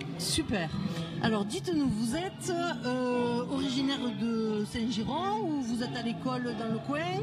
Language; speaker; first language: French; native; French